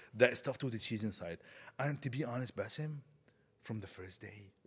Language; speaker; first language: English; non-native, fluent; Arabic